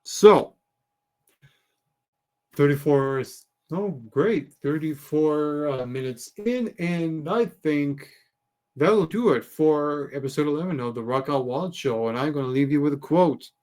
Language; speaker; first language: English; native; English